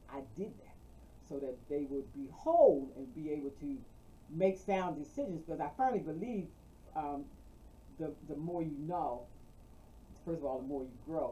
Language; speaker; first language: English; native; English